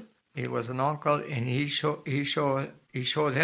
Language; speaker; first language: English; native; English